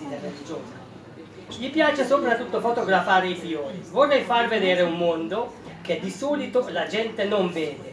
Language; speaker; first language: Italian; non-native, fluent; Hungarian